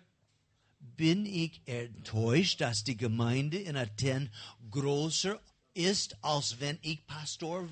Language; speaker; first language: German; non-native, learner; English